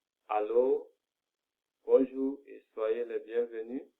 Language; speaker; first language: French; non-native, fluent; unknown